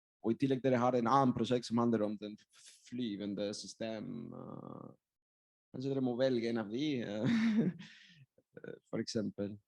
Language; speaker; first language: Norwegian; non-native, fluent; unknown